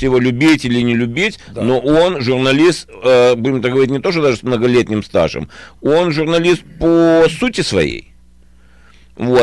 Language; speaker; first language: Russian; native; Russian